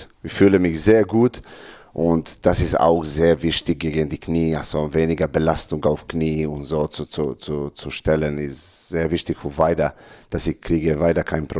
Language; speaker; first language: German; non-native, learner; Serbian